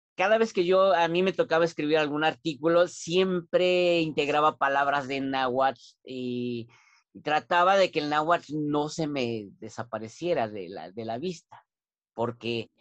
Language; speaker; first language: Spanish; non-native, local second language; Nahuatl languages